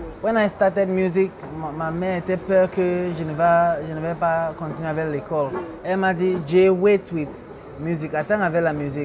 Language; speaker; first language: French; non-native, local second language; English